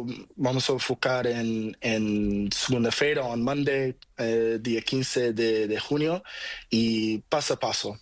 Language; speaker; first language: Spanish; non-native, learner; Portuguese